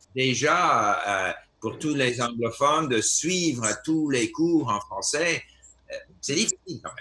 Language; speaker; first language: French; non-native, fluent; English